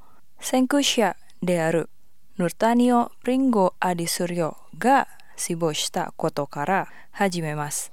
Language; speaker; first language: Japanese; non-native, fluent; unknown